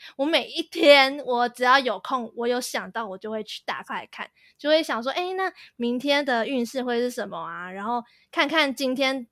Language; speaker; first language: Chinese; native; Chinese